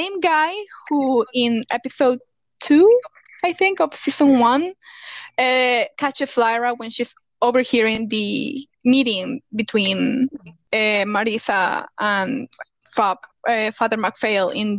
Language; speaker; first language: English; non-native, fluent; Spanish